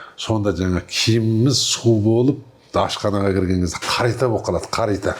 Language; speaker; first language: Kazakh; native; Kazakh